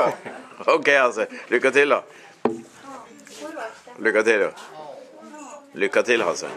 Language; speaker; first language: Swedish; native; Swedish